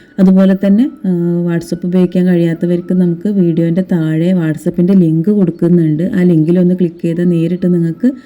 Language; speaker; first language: Malayalam; native; Malayalam